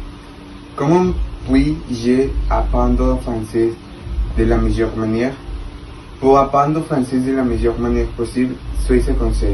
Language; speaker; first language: French; non-native, learner; Spanish